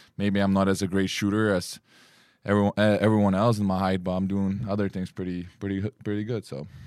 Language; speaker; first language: English; non-native, fluent; Lithuanian